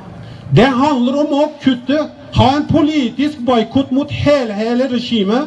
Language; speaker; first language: Norwegian; non-native, fluent; Persian